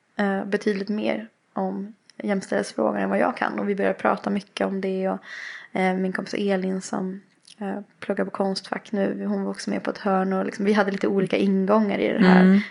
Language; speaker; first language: Swedish; native; Swedish